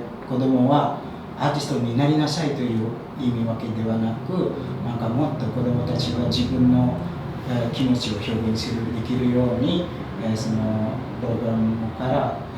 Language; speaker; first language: Japanese; non-native, fluent; Indonesian